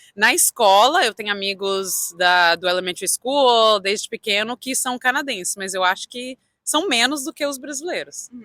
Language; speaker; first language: Portuguese; early bilingual, heritage; Portuguese